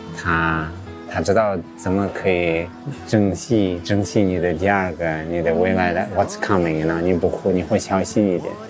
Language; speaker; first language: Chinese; early bilingual, heritage; English